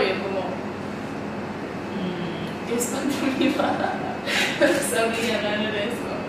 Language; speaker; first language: Spanish; non-native, learner; Czech